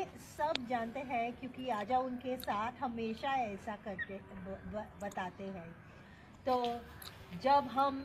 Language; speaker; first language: Hindi; early bilingual, heritage; English